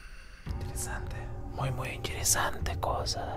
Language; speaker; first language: Spanish; non-native, learner; Russian